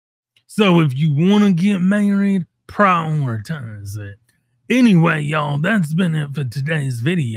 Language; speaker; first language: English; native; English